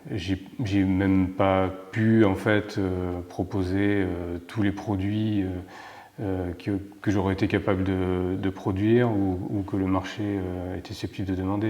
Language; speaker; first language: French; native; French